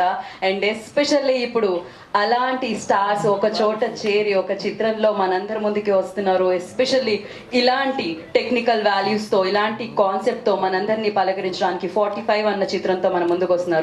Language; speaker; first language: Telugu; native; Telugu